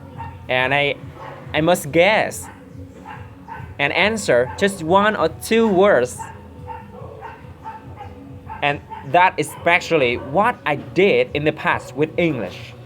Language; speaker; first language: English; non-native, learner; Vietnamese